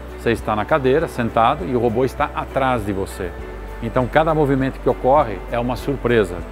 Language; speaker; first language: Portuguese; early bilingual, other home language; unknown